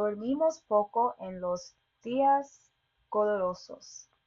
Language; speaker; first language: Spanish; non-native, learner; English